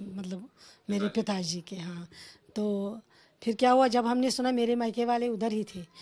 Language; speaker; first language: Hindi; non-native, local second language; Kashmiri